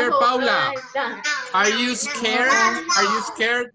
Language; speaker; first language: English; non-native, fluent; Spanish